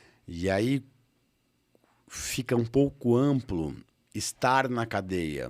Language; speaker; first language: Portuguese; native; Portuguese